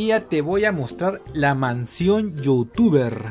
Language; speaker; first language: Spanish; native; Spanish